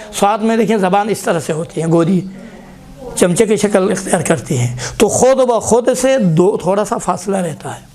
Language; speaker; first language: Urdu; non-native, local second language; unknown